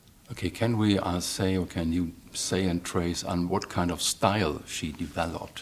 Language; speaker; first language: English; non-native, fluent; German